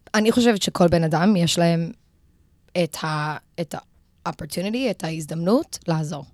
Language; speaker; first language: Hebrew; early bilingual, other home language; English